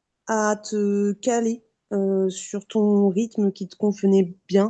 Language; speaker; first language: French; native; French